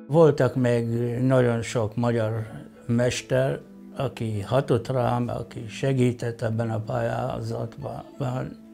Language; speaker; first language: Hungarian; non-native, fluent; Arabic